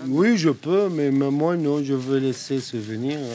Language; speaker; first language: French; non-native, learner; Arabic